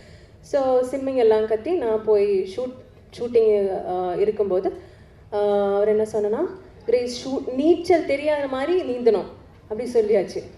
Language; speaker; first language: Tamil; non-native, learner; Malayalam